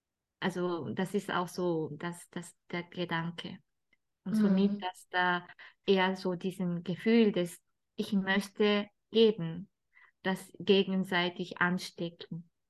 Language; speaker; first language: German; non-native, fluent; Japanese